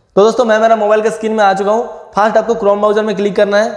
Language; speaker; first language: Hindi; non-native, local second language; Bangla